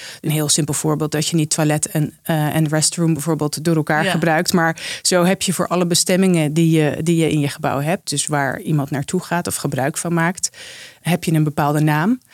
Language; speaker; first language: Dutch; native; Dutch